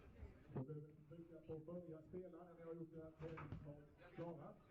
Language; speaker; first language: Swedish; native; Swedish